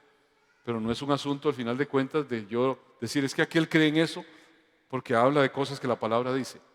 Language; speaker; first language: Spanish; native; Spanish